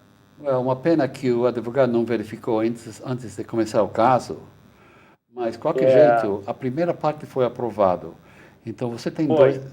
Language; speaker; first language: Portuguese; non-native, fluent; Spanish